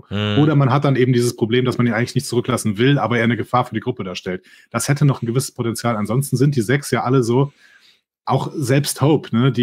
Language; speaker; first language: German; native; German